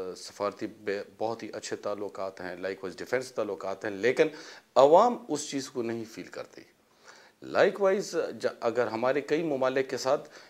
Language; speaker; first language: Urdu; non-native, local second language; Pashto